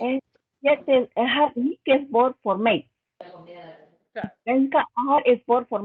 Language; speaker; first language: Swedish; non-native, learner; Spanish